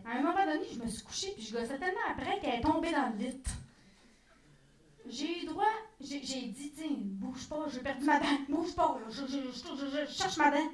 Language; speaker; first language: French; native; French